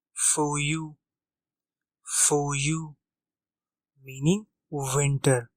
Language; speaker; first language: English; non-native, local second language; Hindi